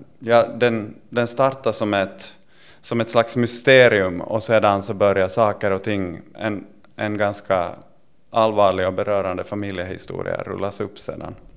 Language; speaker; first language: Swedish; native; Swedish